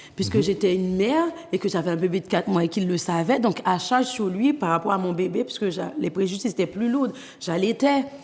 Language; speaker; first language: French; non-native, local second language; Haitian Creole